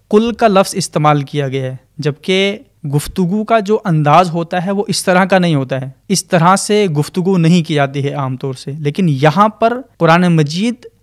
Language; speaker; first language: Urdu; native; Urdu